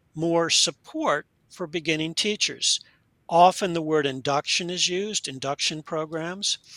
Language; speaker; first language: English; native; English